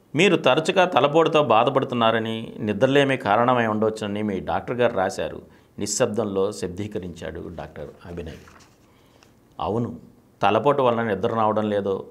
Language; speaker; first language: Telugu; native; Telugu